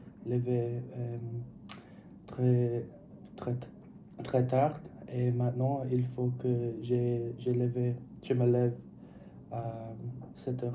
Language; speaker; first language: French; non-native, learner; English